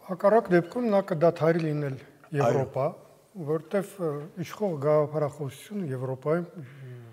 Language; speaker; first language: Armenian; native; Armenian